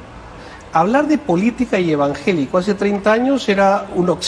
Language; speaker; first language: Spanish; native; Spanish